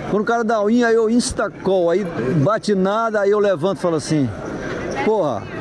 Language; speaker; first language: Portuguese; native; Portuguese